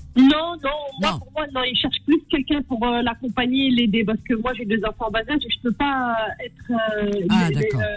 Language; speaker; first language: French; non-native, local second language; Arabic